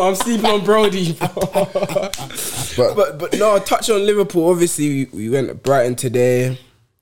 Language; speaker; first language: English; native; English